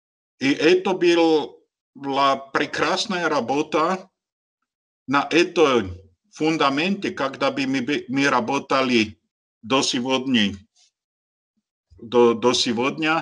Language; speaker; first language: Russian; non-native, learner; Slovak